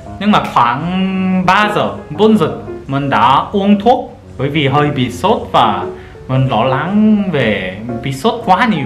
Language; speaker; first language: Vietnamese; non-native, learner; Korean